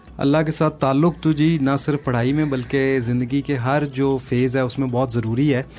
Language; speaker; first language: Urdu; non-native, local second language; Punjabi